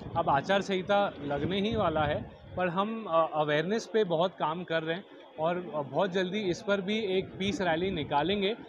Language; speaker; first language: Hindi; non-native, local second language; Marathi